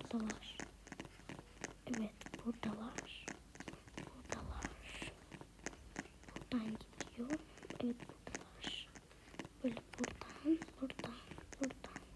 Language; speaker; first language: Turkish; native; Turkish